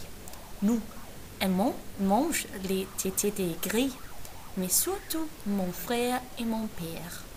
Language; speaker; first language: French; non-native, learner; Danish